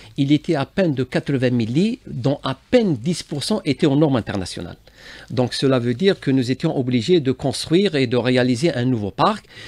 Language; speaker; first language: French; non-native, local second language; Arabic